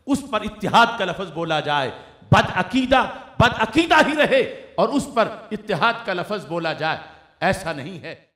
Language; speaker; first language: Urdu; native; Urdu